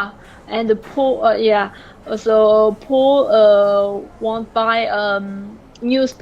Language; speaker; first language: English; non-native, learner; French